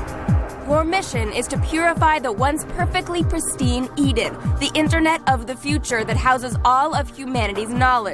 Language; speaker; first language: English; native; English